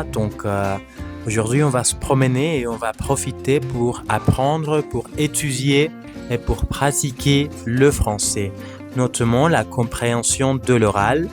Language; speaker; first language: French; non-native, fluent; Spanish